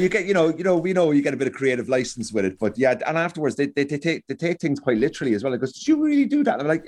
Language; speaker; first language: English; native; English